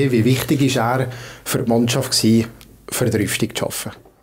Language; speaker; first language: German; native; German